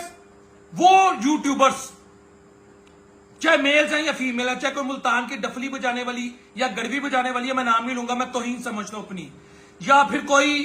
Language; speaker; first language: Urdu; non-native, local second language; Punjabi